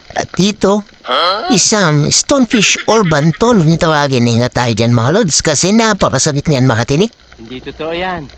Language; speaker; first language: Filipino; native; Filipino